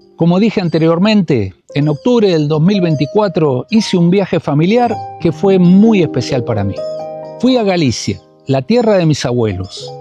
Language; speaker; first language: Spanish; native; Spanish